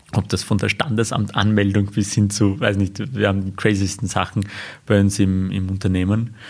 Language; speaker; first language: German; early bilingual, other home language; Armenian